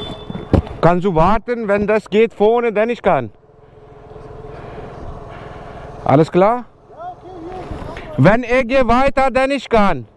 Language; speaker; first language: German; non-native, learner; Urdu